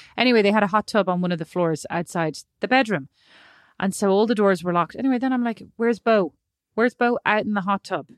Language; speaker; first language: English; native; English